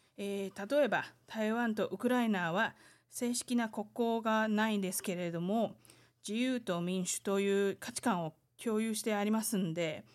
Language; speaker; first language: Japanese; non-native, fluent; Chinese